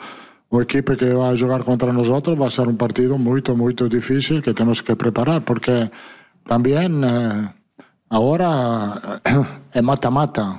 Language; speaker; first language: Portuguese; non-native, learner; Italian